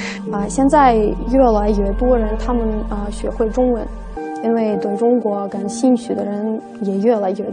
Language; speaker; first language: Chinese; non-native, fluent; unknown